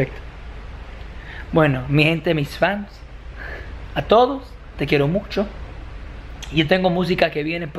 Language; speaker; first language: Spanish; non-native, learner; English